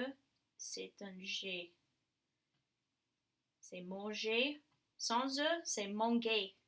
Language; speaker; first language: French; non-native, learner; English